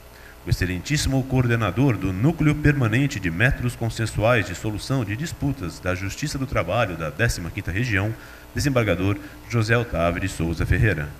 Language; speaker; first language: Portuguese; native; Portuguese